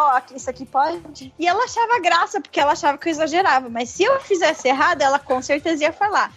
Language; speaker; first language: Portuguese; native; Portuguese